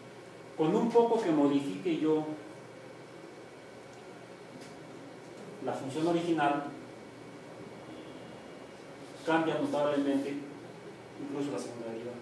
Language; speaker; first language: Spanish; native; Spanish